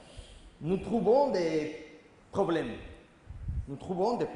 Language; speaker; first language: French; non-native, learner; Spanish